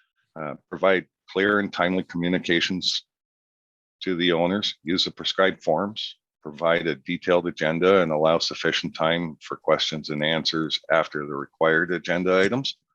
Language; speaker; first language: English; native; English